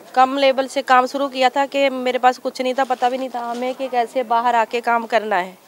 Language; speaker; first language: Hindi; native; Hindi